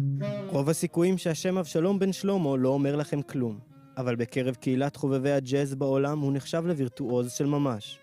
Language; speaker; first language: Hebrew; native; Hebrew